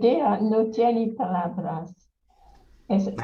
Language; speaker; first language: Spanish; non-native, learner; English